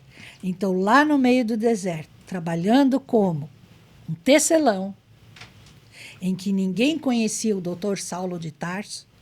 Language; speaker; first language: Portuguese; native; Portuguese